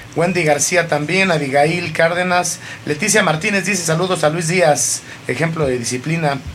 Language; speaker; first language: Spanish; native; Spanish